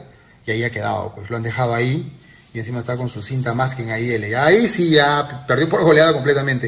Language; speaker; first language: Spanish; native; Spanish